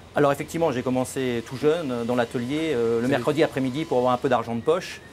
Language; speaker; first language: French; native; French